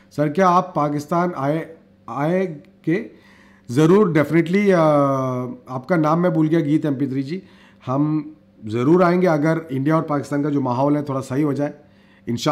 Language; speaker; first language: Hindi; native; Hindi